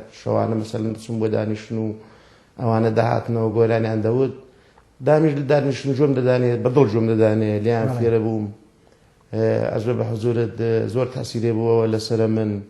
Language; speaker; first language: Central Kurdish; native; Central Kurdish